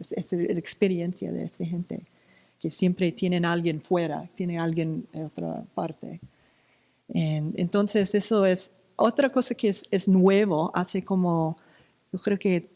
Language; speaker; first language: Spanish; non-native, fluent; English